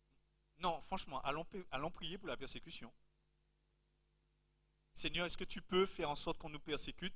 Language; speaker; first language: French; native; French